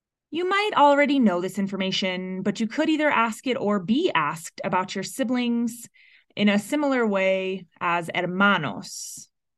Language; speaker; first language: English; native; English